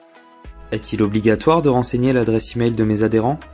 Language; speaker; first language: French; native; French